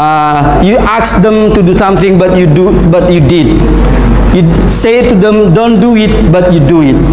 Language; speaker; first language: English; non-native, fluent; Indonesian